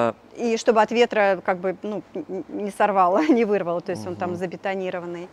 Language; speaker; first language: Russian; native; Russian